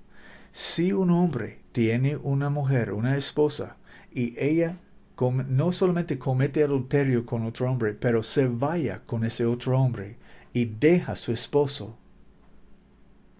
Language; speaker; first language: Spanish; non-native, learner; English